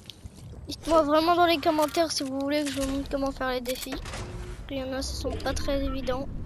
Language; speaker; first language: French; native; French